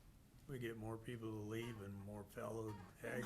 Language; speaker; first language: English; native; English